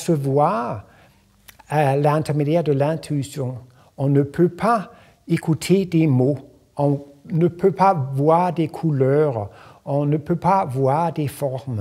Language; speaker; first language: French; non-native, fluent; Danish